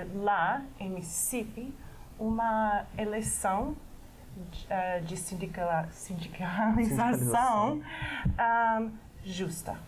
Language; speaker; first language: Portuguese; non-native, fluent; English